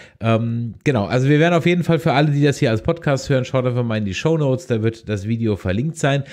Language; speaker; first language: German; native; German